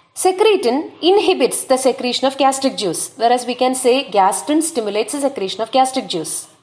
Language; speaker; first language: English; non-native, local second language; Malayalam